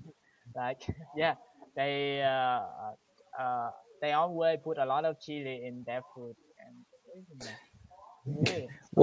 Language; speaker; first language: English; non-native, learner; Vietnamese